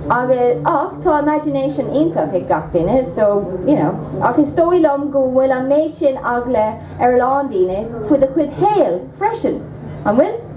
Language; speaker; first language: Irish; non-native, local second language; English